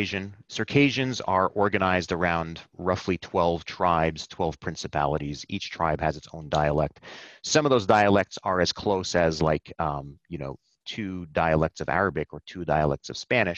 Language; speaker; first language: English; native; English